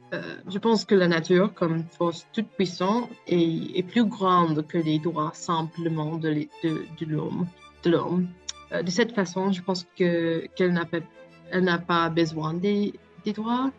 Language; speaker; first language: French; non-native, learner; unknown